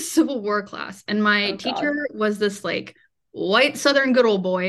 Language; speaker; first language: English; native; English